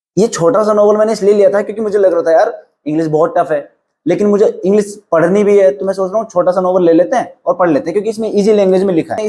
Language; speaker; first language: Hindi; native; Hindi